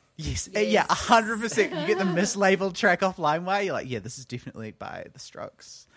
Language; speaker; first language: English; native; English